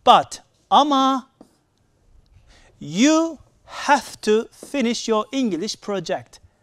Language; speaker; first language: English; non-native, fluent; Turkish